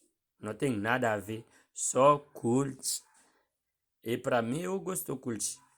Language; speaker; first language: Portuguese; non-native, learner; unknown